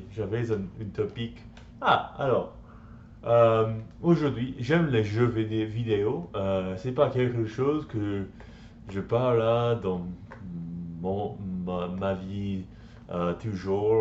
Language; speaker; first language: French; non-native, learner; English